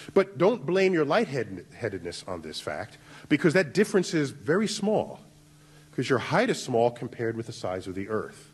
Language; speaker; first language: English; native; English